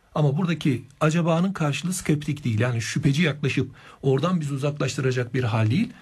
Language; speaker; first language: Turkish; native; Turkish